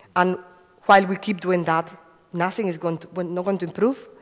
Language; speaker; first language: English; non-native, fluent; Spanish